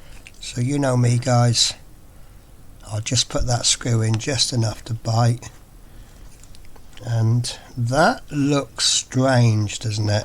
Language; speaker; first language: English; native; English